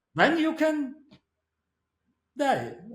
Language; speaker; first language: English; non-native, learner; Mongolian